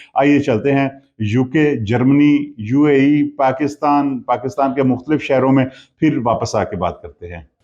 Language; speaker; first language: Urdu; non-native, local second language; Punjabi